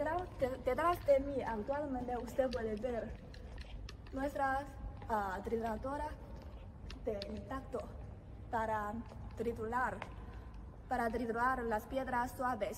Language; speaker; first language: Spanish; non-native, learner; Chinese